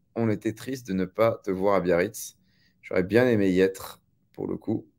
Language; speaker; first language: French; native; French